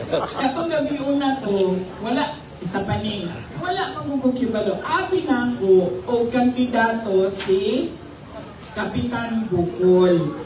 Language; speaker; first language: Cebuano; native; Cebuano